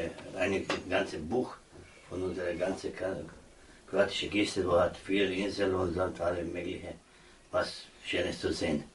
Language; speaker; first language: German; non-native, learner; Croatian